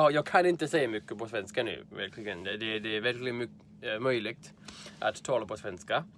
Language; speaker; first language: Swedish; non-native, learner; English